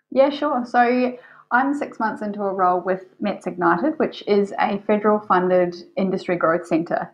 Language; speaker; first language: English; native; English